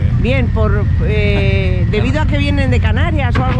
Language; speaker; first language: Spanish; native; Spanish